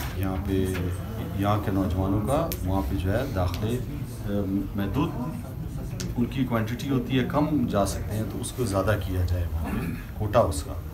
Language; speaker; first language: Urdu; non-native, local second language; Pashto